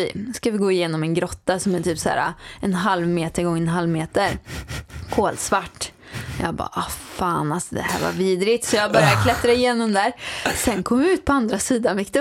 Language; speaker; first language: Swedish; native; Swedish